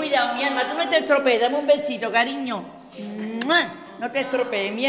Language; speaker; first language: Spanish; native; Spanish